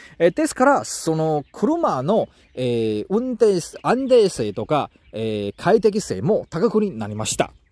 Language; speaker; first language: Japanese; non-native, learner; Chinese